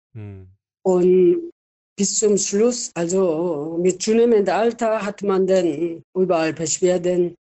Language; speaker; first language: German; non-native, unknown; Korean